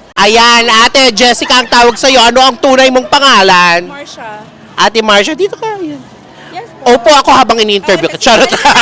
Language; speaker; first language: Filipino; native; Filipino